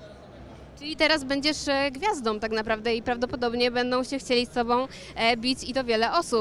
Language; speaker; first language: Polish; native; Polish